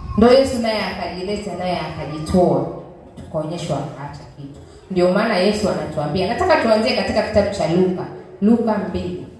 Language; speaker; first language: Swahili; non-native, local second language; Giryama